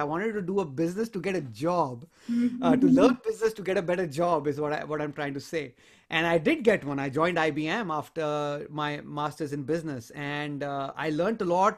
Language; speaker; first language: English; non-native, local second language; Hindi